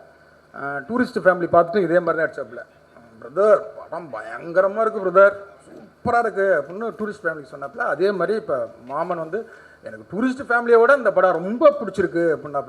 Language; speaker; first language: Tamil; native; Tamil